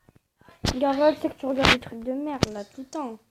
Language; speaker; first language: French; native; French